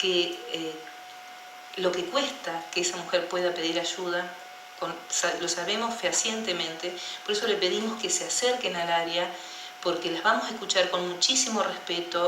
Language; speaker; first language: Spanish; native; Spanish